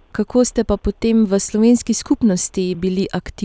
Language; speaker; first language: Slovenian; native; Slovenian